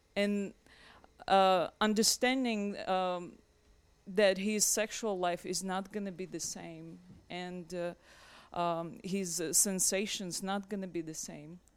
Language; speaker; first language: English; non-native, fluent; Russian